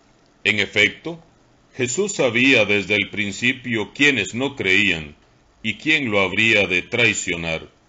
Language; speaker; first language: Spanish; native; Spanish